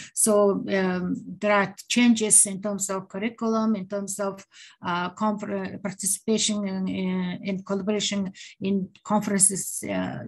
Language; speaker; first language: English; non-native, learner; Mongolian